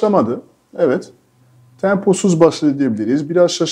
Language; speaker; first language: Turkish; non-native, fluent; French